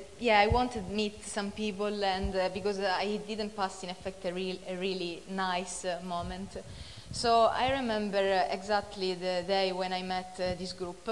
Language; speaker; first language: English; non-native, fluent; Italian